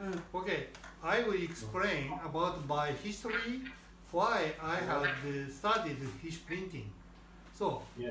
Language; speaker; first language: English; non-native, learner; Japanese